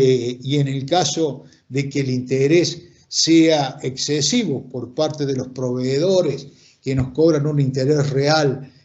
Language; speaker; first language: Spanish; native; Spanish